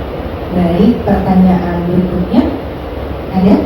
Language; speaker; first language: Indonesian; native; Indonesian